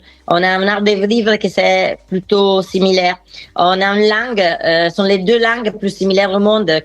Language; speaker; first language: French; non-native, fluent; Italian